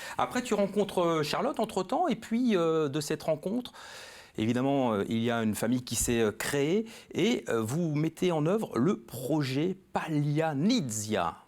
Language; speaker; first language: French; native; French